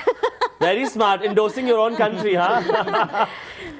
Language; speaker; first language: English; non-native, fluent; Urdu